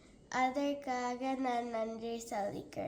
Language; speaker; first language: Tamil; early bilingual, heritage; Tamil